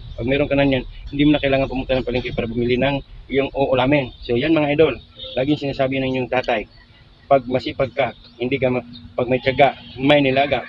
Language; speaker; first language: Filipino; non-native, local second language; Cebuano